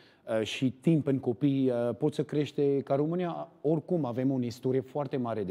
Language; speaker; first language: Romanian; non-native, learner; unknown